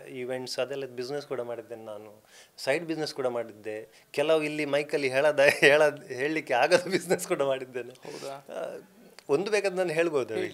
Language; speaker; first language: Kannada; non-native, local second language; Konkani